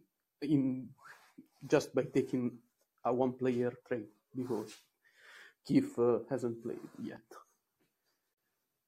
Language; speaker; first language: English; non-native, fluent; Italian